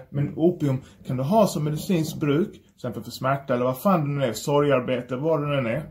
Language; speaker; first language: Swedish; native; Swedish